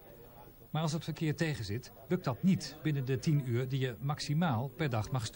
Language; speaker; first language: Dutch; native; Dutch